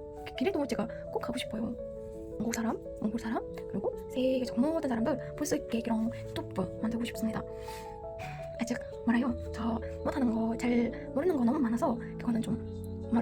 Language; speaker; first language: Korean; non-native, learner; Mongolian